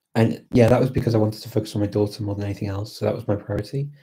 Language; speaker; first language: English; native; English